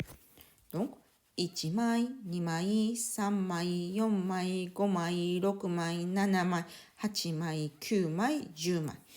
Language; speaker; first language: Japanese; native; Japanese